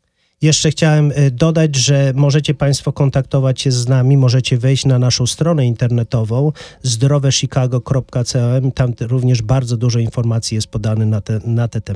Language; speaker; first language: Polish; native; Polish